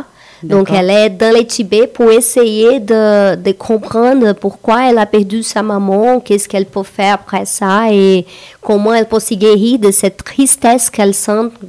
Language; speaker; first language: French; non-native, fluent; Portuguese